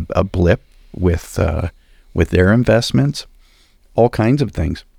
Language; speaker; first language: English; native; English